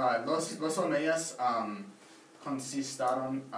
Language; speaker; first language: Spanish; non-native, learner; English